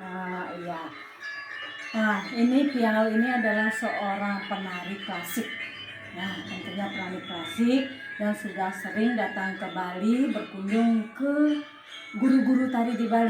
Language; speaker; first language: Indonesian; non-native, local second language; Balinese